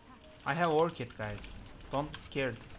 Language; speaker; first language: English; non-native, learner; Turkish